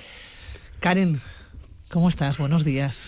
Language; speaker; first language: Spanish; native; Spanish